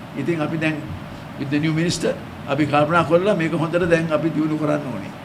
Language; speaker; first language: Sinhala; non-native, local second language; English